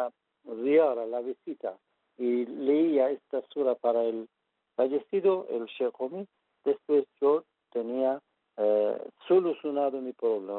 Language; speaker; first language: Spanish; non-native, fluent; Persian